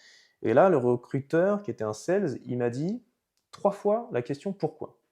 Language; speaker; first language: French; native; French